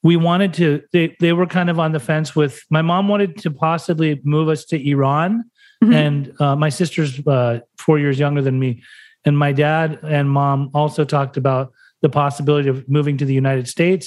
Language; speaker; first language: English; early bilingual, other home language; German